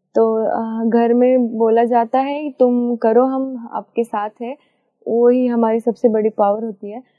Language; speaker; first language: Hindi; non-native, local second language; Marathi